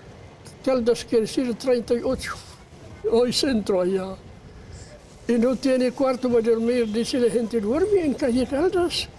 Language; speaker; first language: Spanish; non-native, learner; Arabic